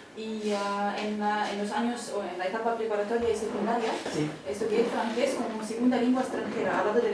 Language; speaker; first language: Spanish; non-native, fluent; Arabic